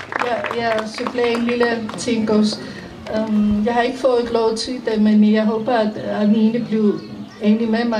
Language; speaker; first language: Danish; non-native, fluent; Armenian